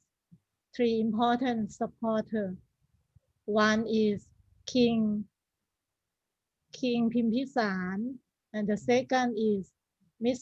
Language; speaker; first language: English; non-native, learner; Thai